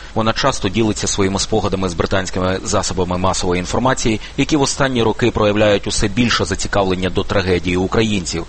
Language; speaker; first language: Ukrainian; native; Ukrainian